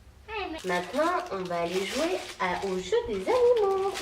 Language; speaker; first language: French; native; French